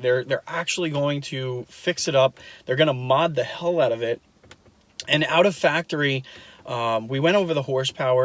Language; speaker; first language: English; native; English